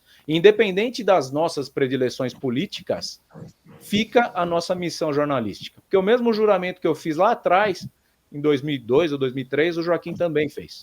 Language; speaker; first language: Portuguese; native; Portuguese